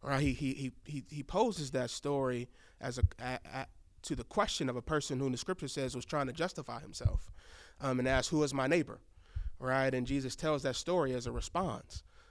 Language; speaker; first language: English; native; English